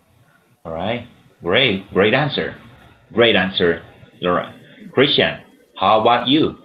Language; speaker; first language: English; non-native, fluent; Spanish